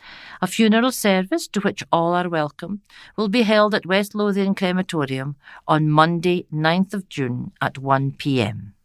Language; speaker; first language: English; native; English